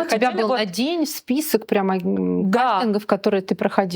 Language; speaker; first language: Russian; native; Russian